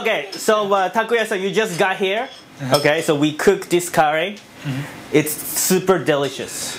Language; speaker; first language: English; non-native, fluent; Japanese